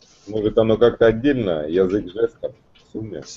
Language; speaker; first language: Russian; native; Russian